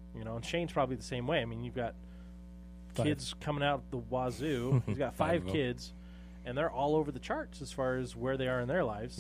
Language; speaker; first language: English; native; English